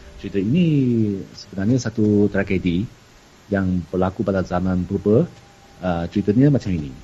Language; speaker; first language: Malay; non-native, fluent; Chinese